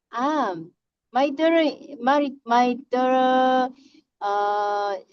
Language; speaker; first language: English; non-native, learner; Korean